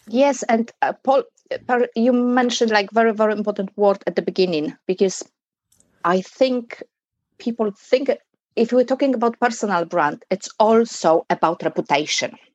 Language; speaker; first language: English; non-native, fluent; Polish